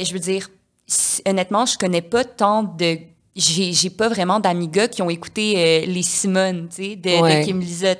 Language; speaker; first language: French; native; French